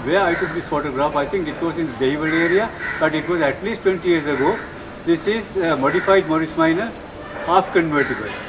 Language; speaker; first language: English; non-native, local second language; Sinhala